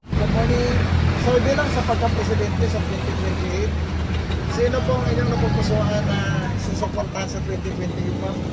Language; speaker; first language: Filipino; native; Filipino